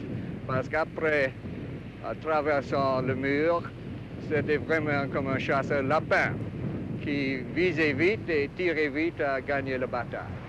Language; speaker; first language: French; non-native, fluent; English